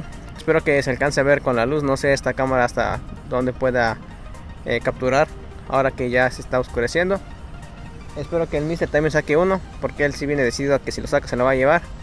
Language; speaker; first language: Spanish; native; Spanish